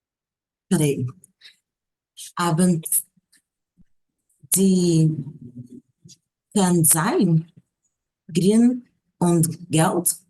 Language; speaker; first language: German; non-native, learner; Portuguese